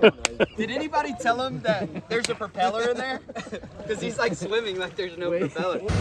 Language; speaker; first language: English; native; English